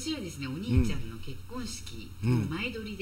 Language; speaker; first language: Japanese; native; Japanese